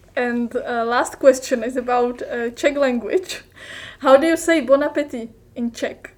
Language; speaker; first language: English; non-native, fluent; Czech